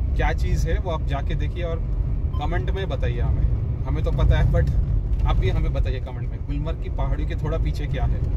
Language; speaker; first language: Hindi; non-native, local second language; Marathi